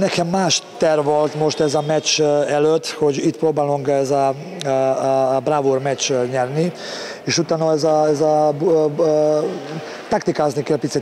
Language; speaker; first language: Hungarian; non-native, learner; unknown